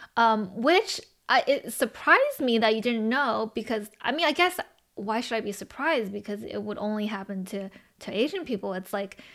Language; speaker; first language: English; early bilingual, other home language; Chinese